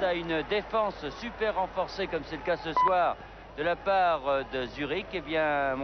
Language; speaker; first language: French; native; French